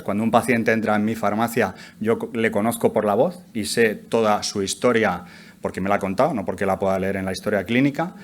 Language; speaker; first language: Spanish; native; Spanish